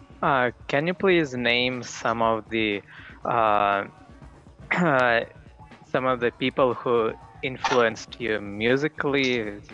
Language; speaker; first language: English; non-native, fluent; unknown